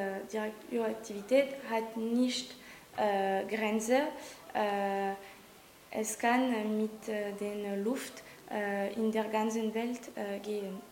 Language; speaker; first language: German; non-native, learner; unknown